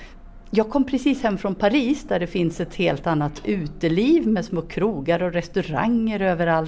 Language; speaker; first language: Swedish; native; Swedish